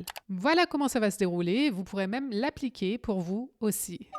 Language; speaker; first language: French; native; French